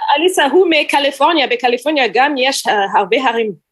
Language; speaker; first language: Hebrew; non-native, learner; English